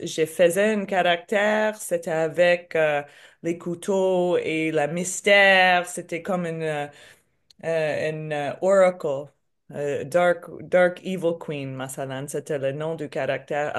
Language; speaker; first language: French; non-native, learner; English